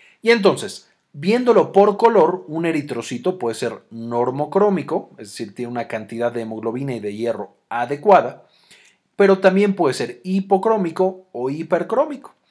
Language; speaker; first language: Spanish; native; Spanish